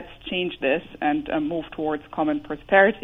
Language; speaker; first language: English; non-native, fluent; German